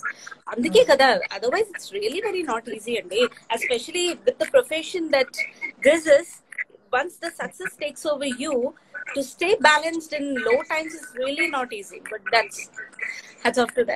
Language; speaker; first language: Telugu; native; Telugu